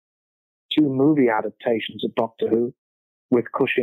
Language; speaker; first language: English; native; English